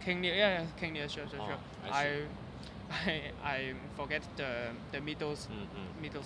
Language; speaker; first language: English; non-native, learner; Cantonese